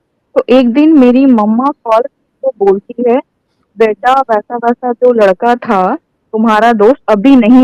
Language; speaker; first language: Hindi; native; Hindi